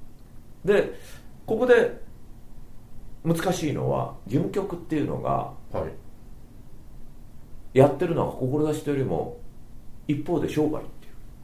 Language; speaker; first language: Japanese; native; Japanese